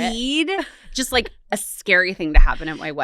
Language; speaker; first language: English; native; English